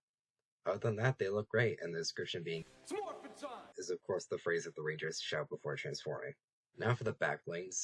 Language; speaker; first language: English; native; English